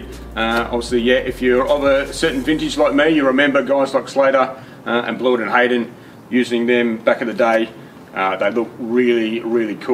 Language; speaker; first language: English; native; English